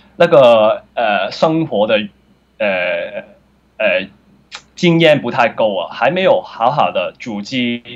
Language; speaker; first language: Chinese; non-native, fluent; Cantonese